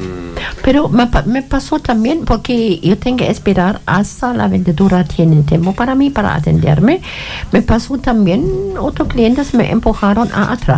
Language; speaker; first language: Spanish; non-native, fluent; German